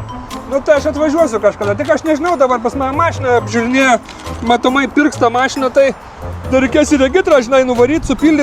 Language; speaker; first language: Lithuanian; native; Lithuanian